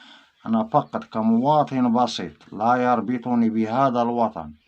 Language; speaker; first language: Arabic; native; Arabic